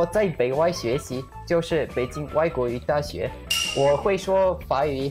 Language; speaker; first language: Chinese; non-native, fluent; Bulgarian